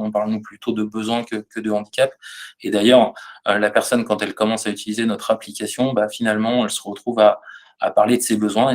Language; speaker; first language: French; native; French